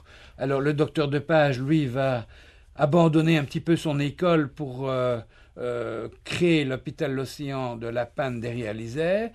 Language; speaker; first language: French; native; French